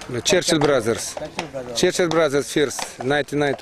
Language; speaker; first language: English; non-native, learner; Ukrainian